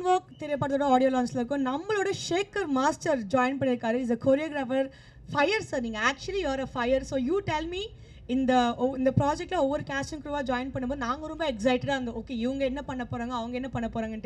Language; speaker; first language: Tamil; native; Tamil